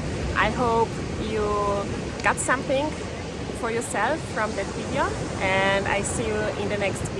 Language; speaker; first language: English; non-native, fluent; Polish